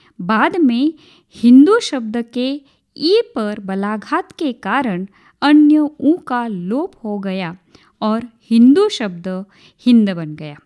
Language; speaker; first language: Hindi; non-native, local second language; Marathi